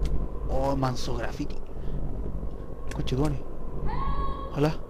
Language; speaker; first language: Spanish; native; Spanish